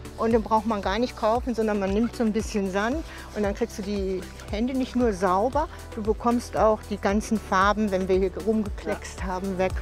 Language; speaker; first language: German; native; German